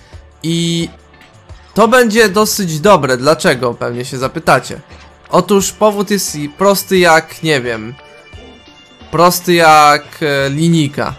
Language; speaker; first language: Polish; native; Polish